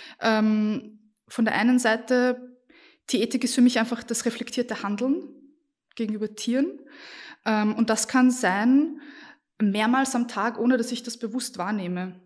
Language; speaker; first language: German; early bilingual, other home language; Bosnian